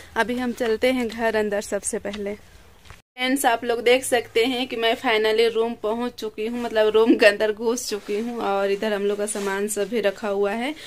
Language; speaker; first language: Hindi; native; Hindi